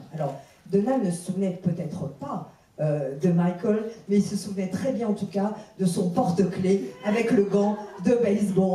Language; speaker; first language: French; native; French